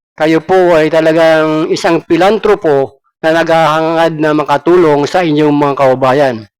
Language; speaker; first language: Filipino; non-native, local second language; Cebuano